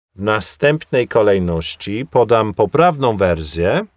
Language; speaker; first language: Polish; non-native, fluent; English